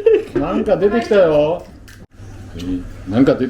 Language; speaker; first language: Japanese; native; Japanese